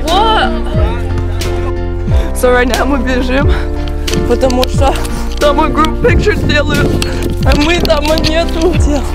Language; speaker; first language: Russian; early bilingual, heritage; Russian